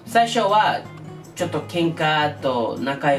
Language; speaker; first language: Japanese; non-native, learner; English